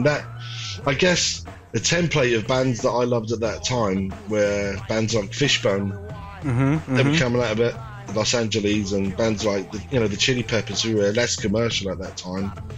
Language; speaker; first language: English; native; English